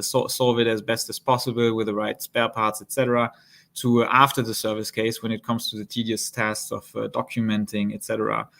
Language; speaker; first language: English; non-native, fluent; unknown